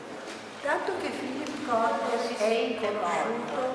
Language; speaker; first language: Italian; native; Italian